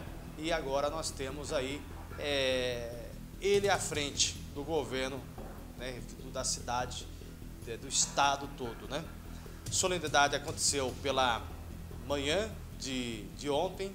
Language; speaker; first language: Portuguese; native; Portuguese